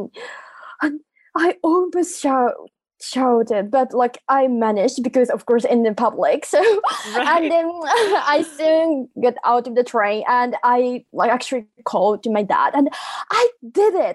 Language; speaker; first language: English; non-native, fluent; Japanese